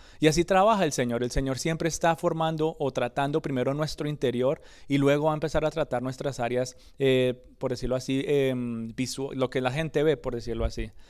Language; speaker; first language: Spanish; early bilingual, other home language; English